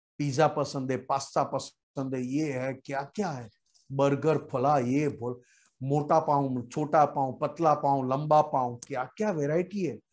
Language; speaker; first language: Hindi; non-native, local second language; Gujarati